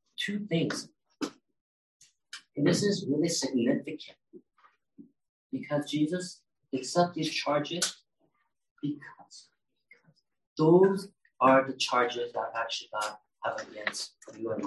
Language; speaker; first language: English; early bilingual, other home language; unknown